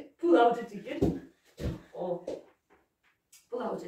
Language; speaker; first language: English; non-native, fluent; Russian